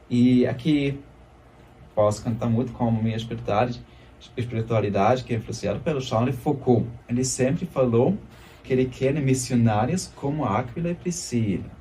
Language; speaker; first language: Portuguese; non-native, fluent; German